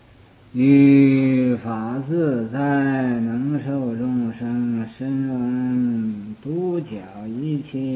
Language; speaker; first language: Chinese; native; Chinese